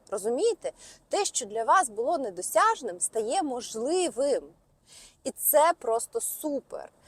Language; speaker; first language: Ukrainian; non-native, local second language; Russian